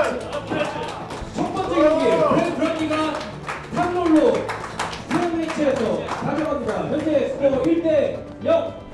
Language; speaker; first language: Korean; native; Korean